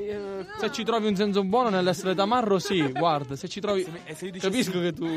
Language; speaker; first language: Italian; native; Italian